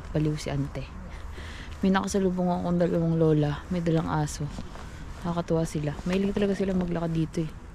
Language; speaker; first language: Filipino; native; Filipino